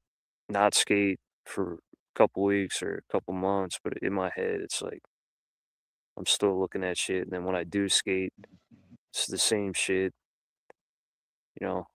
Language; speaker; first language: English; native; English